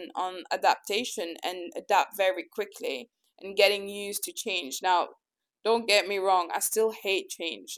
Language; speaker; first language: English; early bilingual, other home language; French